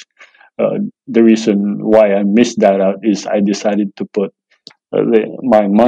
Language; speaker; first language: English; non-native, local second language; Filipino